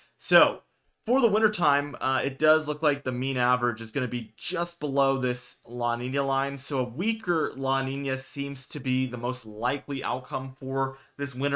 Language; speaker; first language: English; native; English